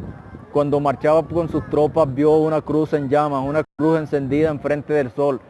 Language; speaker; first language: Spanish; native; Spanish